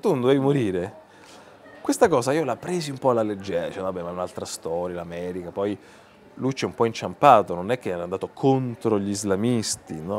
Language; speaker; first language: Italian; native; Italian